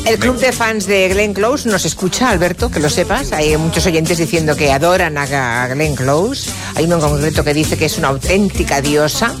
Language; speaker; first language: Spanish; native; Spanish